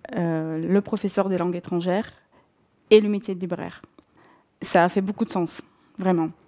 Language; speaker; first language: French; non-native, fluent; Russian